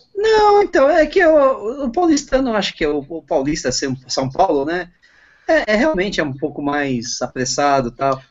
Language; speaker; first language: Portuguese; native; Portuguese